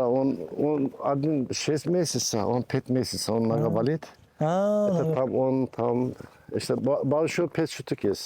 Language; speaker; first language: Russian; non-native, learner; Turkish